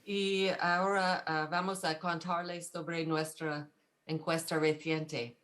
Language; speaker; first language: Spanish; non-native, fluent; English